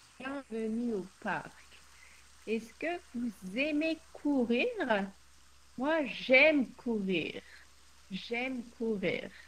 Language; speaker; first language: French; non-native, fluent; English